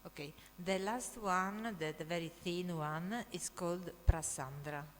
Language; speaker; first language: English; non-native, fluent; Italian